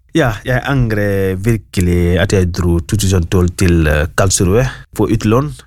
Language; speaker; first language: Norwegian; non-native, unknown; Wolof